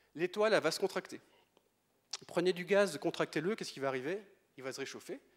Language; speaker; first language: French; native; French